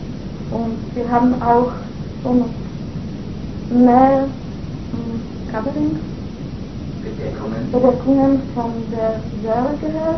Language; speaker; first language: German; non-native, fluent; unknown